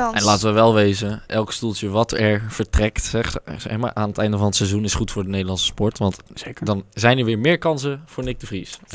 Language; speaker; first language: Dutch; native; Dutch